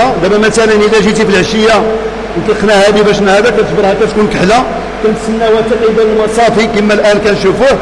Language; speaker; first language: Arabic; native; Arabic